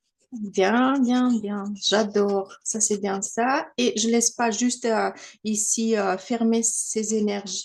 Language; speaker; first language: French; non-native, fluent; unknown